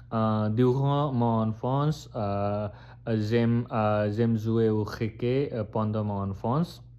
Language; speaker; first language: French; non-native, learner; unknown